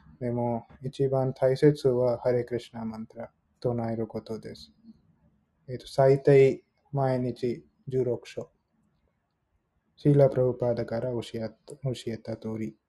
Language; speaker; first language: Japanese; non-native, learner; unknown